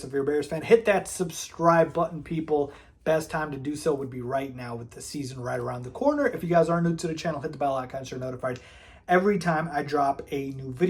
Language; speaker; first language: English; native; English